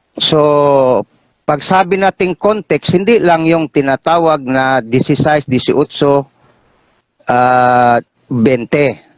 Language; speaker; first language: Filipino; non-native, local second language; Cebuano